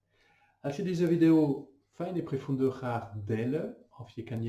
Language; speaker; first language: Dutch; non-native, fluent; French